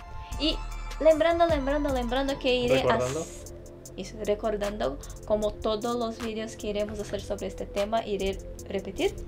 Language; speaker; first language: Spanish; non-native, fluent; Portuguese